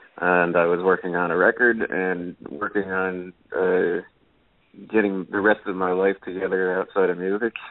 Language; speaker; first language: English; native; English